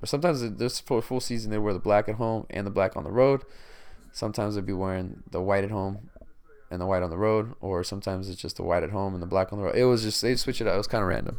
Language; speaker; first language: English; early bilingual, other home language; Spanish